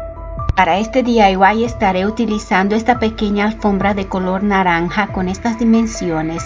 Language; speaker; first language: Spanish; native; Spanish